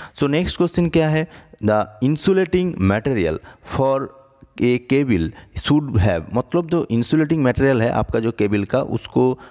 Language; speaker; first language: Hindi; native; Hindi